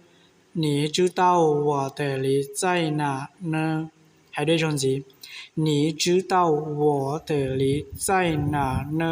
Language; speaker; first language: Chinese; non-native, learner; Hmong